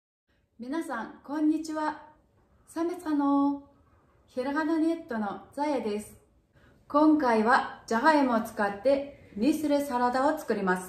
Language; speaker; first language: Japanese; non-native, fluent; Mongolian